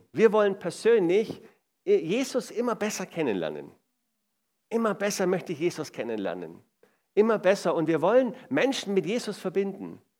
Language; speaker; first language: German; native; German